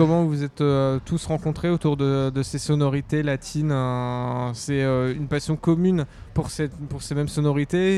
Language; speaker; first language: French; native; French